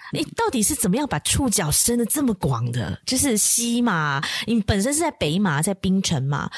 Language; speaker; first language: Chinese; native; Chinese